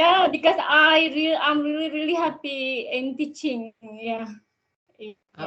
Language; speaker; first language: English; non-native, learner; Indonesian